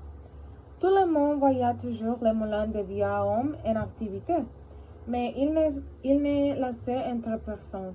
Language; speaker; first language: French; non-native, learner; Spanish